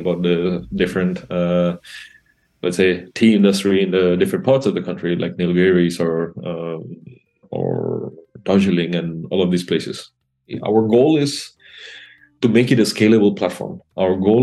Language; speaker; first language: English; non-native, local second language; Assamese